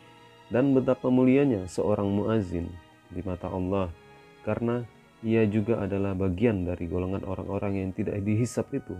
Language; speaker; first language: Indonesian; native; Indonesian